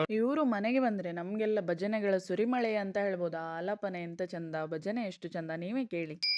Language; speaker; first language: Kannada; non-native, local second language; Konkani